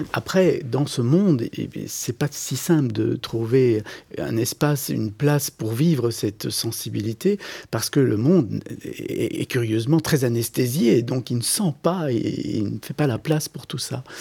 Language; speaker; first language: French; native; French